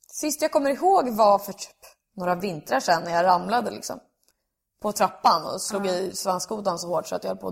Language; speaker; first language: Swedish; native; Swedish